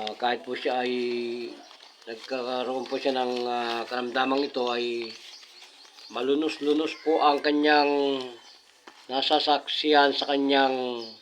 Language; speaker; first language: Filipino; native; Filipino